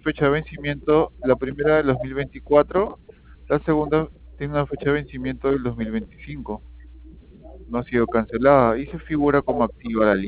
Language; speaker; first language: Spanish; native; Spanish